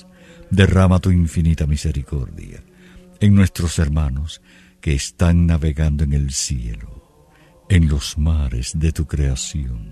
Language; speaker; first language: Spanish; native; Spanish